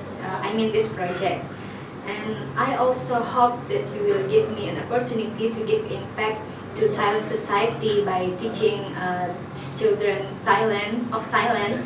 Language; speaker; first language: English; non-native, learner; Indonesian